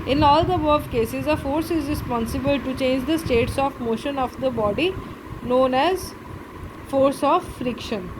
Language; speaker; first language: English; non-native, local second language; Punjabi